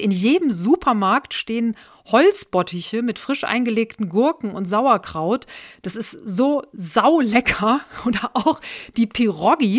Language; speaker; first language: German; native; German